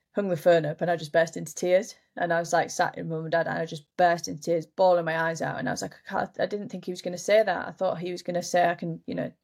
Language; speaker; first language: English; native; English